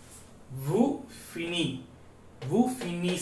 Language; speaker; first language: French; non-native, learner; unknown